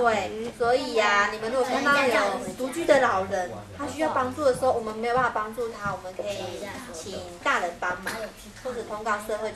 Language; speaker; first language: Chinese; native; Chinese